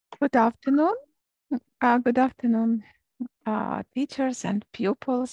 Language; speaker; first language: English; non-native, fluent; Ukrainian